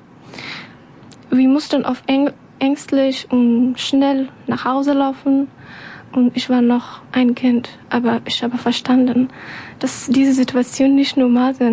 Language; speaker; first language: German; non-native, learner; Persian